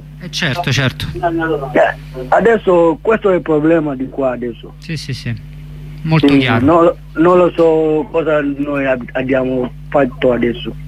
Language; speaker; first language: Italian; non-native, learner; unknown